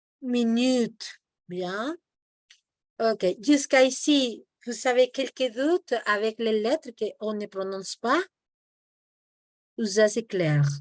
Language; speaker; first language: French; non-native, fluent; Spanish